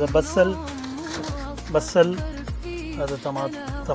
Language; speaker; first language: Arabic; non-native, learner; Urdu